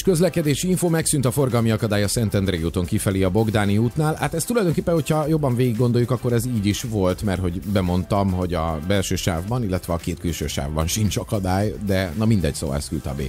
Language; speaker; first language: Hungarian; native; Hungarian